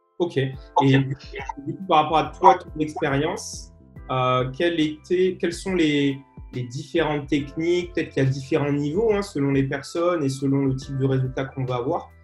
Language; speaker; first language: French; native; French